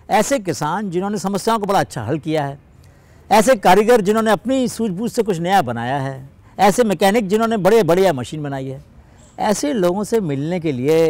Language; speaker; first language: Hindi; native; Hindi